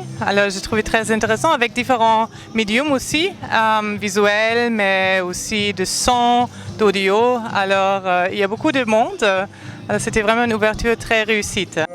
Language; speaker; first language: French; non-native, fluent; German